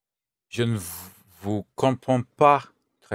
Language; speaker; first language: French; non-native, learner; English